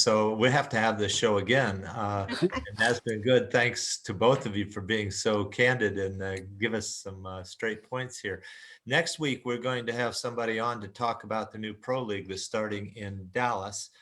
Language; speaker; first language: English; native; English